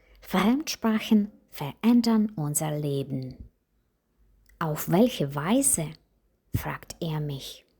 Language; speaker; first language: German; non-native, fluent; Ukrainian